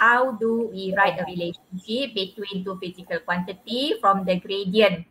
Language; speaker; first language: English; non-native, local second language; Malay